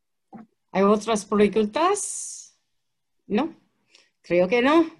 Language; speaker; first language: Spanish; non-native, fluent; English